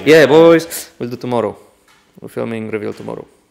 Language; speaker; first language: English; non-native, fluent; Polish